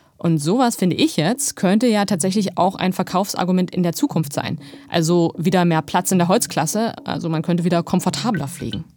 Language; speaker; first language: German; native; German